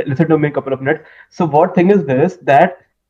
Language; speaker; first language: English; non-native, local second language; Hindi